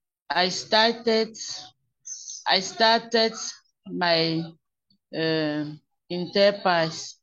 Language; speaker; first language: English; non-native, learner; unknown